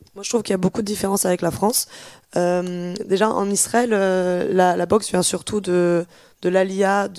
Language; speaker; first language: French; native; French